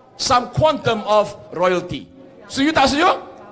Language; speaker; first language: English; non-native, local second language; Malay